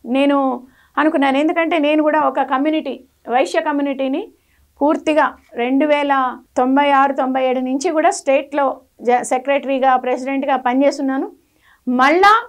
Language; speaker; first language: Telugu; native; Telugu